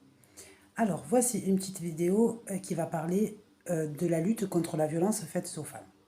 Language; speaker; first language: French; native; French